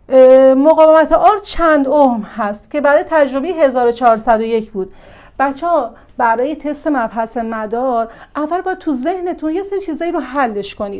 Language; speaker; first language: Persian; native; Persian